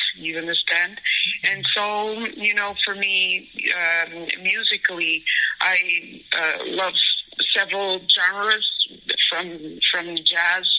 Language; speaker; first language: English; non-native, fluent; Portuguese